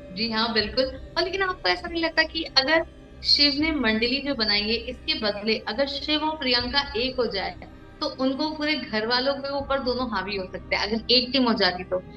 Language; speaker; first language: Hindi; native; Hindi